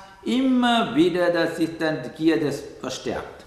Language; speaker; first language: German; non-native, learner; Sinhala